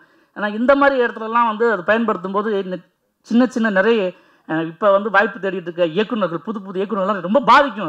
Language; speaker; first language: Tamil; native; Tamil